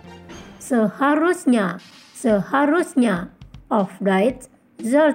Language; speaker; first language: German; non-native, fluent; Indonesian